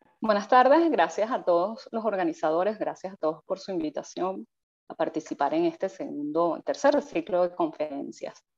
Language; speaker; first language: Spanish; native; Spanish